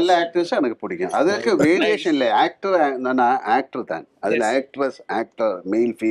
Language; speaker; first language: Tamil; non-native, learner; Malayalam